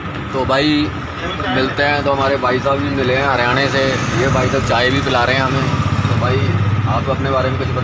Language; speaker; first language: Hindi; native; Hindi